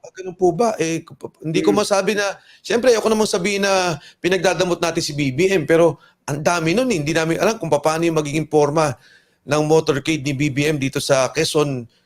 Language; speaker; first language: Filipino; native; Filipino